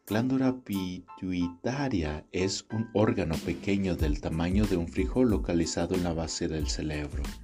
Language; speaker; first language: Spanish; native; Spanish